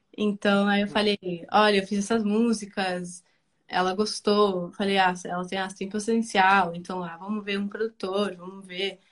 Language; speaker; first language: Portuguese; early bilingual, other home language; Spanish